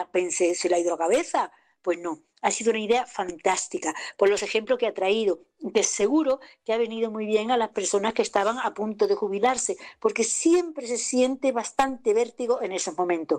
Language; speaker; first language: Spanish; native; Spanish